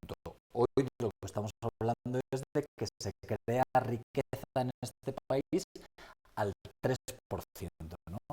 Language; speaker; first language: Spanish; native; Spanish